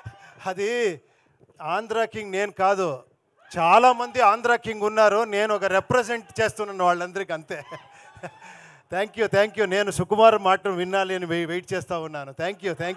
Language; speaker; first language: Telugu; non-native, local second language; Kannada